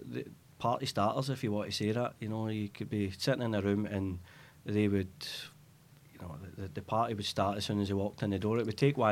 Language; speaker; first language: English; native; English